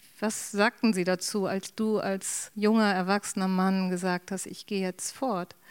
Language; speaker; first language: German; native; German